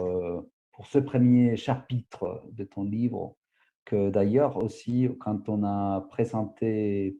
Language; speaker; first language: French; non-native, fluent; Spanish